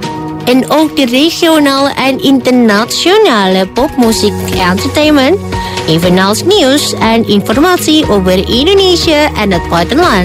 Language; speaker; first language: Dutch; non-native, fluent; Indonesian